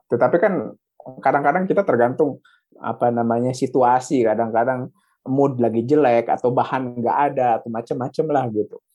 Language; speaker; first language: Indonesian; native; Indonesian